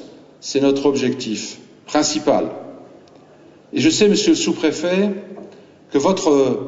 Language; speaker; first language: French; native; French